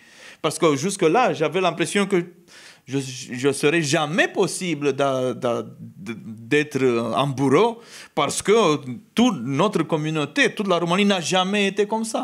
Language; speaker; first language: French; non-native, fluent; Romanian